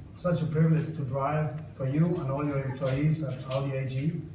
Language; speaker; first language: English; non-native, fluent; Danish